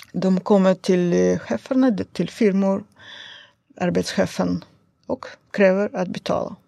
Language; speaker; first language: Swedish; non-native, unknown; Russian